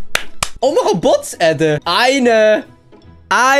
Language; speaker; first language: German; native; German